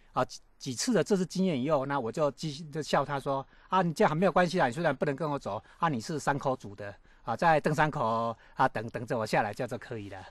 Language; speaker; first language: Chinese; native; Chinese